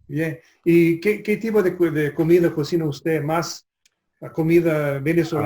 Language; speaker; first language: Spanish; non-native, fluent; English